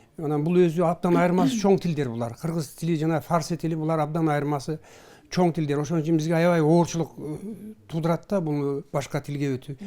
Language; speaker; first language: Kyrgyz; early bilingual, heritage; Kyrgyz